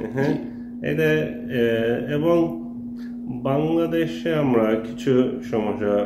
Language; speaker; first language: Bangla; non-native, learner; Turkish